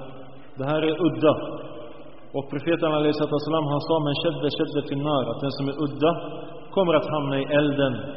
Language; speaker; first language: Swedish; early bilingual, other home language; Arabic